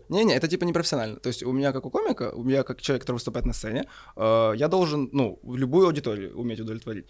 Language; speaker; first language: Russian; native; Russian